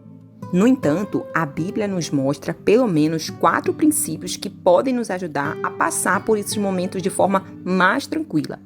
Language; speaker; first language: Portuguese; native; Portuguese